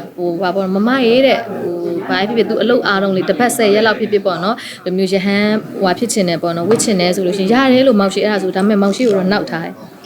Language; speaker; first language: Burmese; native; Burmese